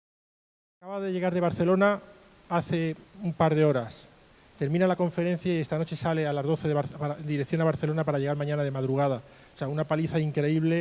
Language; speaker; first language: Spanish; native; Spanish